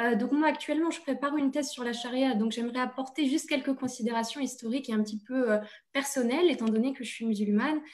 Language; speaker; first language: French; native; French